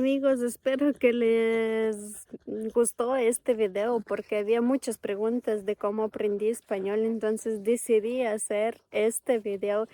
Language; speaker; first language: Spanish; non-native, fluent; Ukrainian